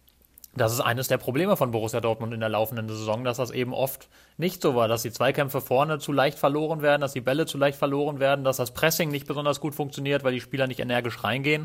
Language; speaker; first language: German; native; German